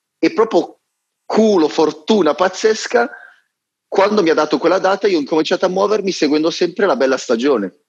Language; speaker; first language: Italian; native; Italian